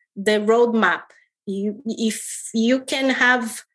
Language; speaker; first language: English; non-native, fluent; Portuguese